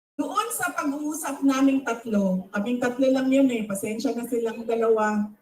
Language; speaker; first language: Filipino; non-native, local second language; Cebuano